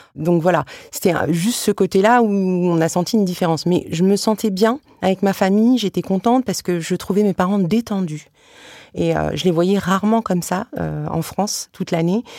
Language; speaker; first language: French; early bilingual, other home language; Arabic